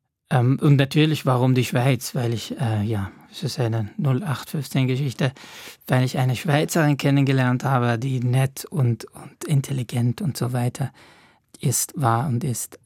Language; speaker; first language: German; non-native, fluent; Arabic